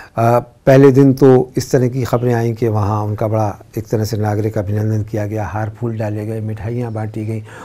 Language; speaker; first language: Hindi; native; Hindi